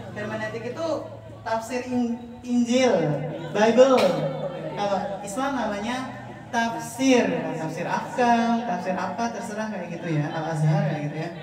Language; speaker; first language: Indonesian; non-native, fluent; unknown